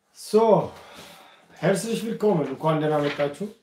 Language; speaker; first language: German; non-native, fluent; Amharic